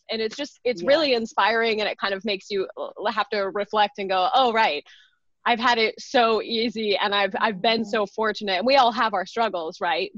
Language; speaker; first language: English; native; English